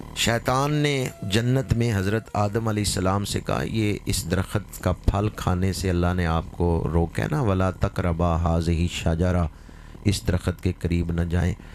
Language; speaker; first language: Urdu; non-native, local second language; Punjabi